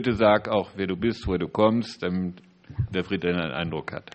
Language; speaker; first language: German; native; German